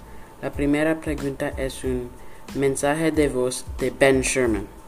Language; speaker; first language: Spanish; non-native, learner; English